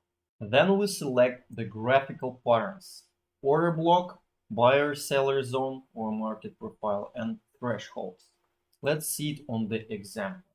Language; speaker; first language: English; non-native, fluent; Russian